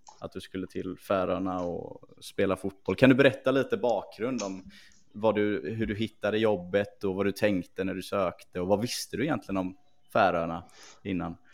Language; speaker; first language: Swedish; native; Swedish